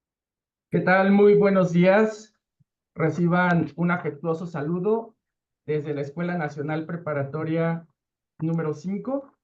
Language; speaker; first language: Spanish; native; Spanish